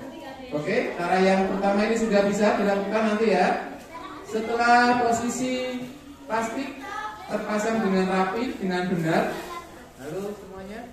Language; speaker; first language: Indonesian; native; Indonesian